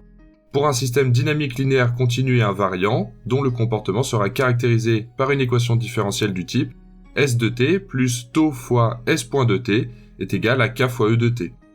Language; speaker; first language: French; native; French